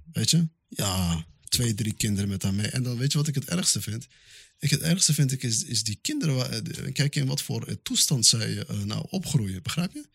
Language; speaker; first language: Dutch; early bilingual, other home language; Arabic